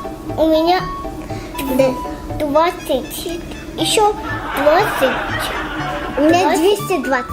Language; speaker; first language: Russian; non-native, learner; Tajik